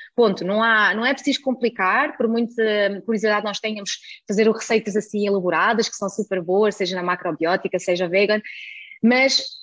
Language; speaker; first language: Portuguese; early bilingual, heritage; German